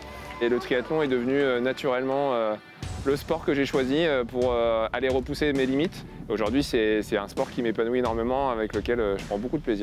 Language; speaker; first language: French; native; French